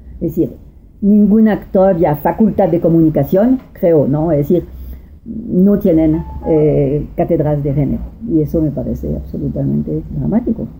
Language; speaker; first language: Spanish; non-native, fluent; French